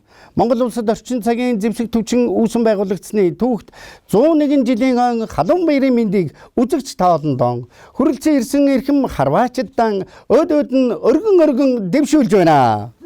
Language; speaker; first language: Mongolian; native; Mongolian